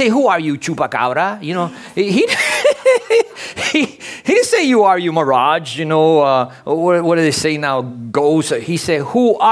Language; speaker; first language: English; early bilingual, other home language; Spanish